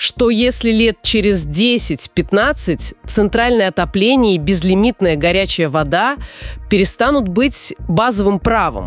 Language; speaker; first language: Russian; native; Russian